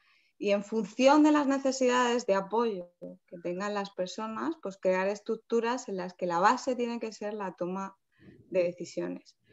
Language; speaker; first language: Spanish; native; Spanish